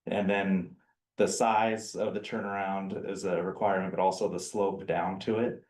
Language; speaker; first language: English; native; English